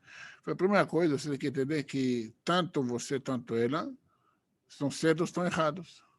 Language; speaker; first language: Portuguese; non-native, fluent; Hebrew